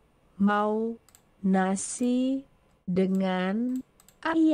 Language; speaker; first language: Indonesian; non-native, learner; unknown